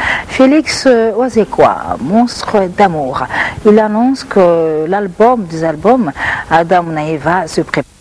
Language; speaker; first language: French; non-native, local second language; Lingala